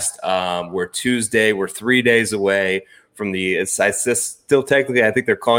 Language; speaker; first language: English; native; English